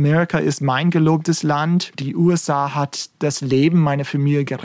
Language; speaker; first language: German; non-native, fluent; English